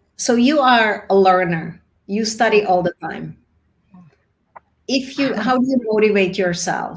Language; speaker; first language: English; non-native, fluent; Czech